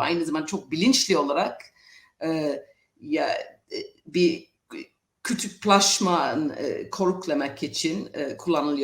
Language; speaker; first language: Turkish; non-native, fluent; English